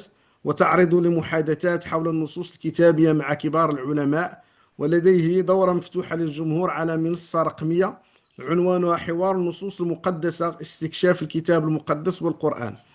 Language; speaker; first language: Arabic; native; Arabic